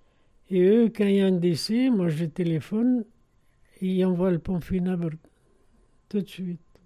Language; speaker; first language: French; non-native, fluent; Arabic